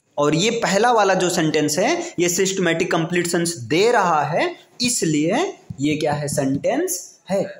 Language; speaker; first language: Hindi; native; Hindi